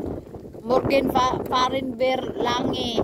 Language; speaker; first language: German; non-native, learner; Filipino